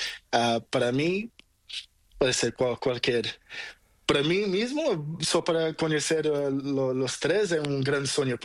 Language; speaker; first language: Spanish; non-native, learner; Portuguese